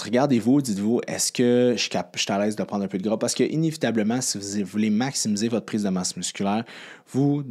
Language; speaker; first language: French; native; French